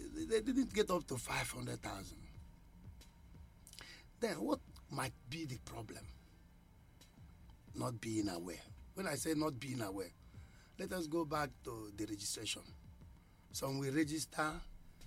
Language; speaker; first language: English; non-native, local second language; Igbo